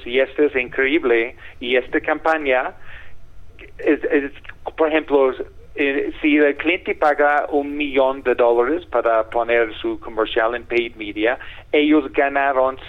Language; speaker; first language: Spanish; non-native, fluent; English